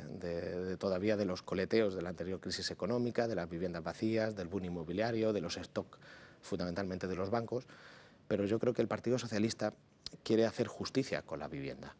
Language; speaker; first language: Spanish; native; Spanish